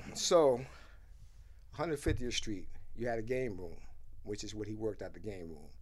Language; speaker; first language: English; early bilingual, other home language; Haitian Creole